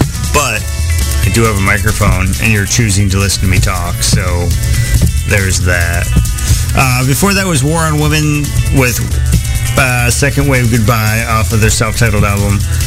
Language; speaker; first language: English; native; English